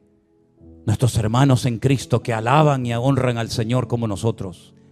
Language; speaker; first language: Spanish; native; Spanish